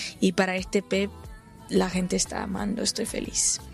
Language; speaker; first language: Spanish; non-native, fluent; Portuguese